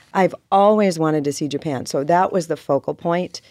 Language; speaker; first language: English; native; English